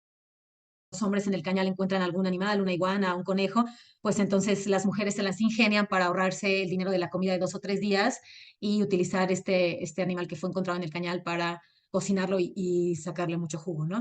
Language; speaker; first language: Spanish; native; Spanish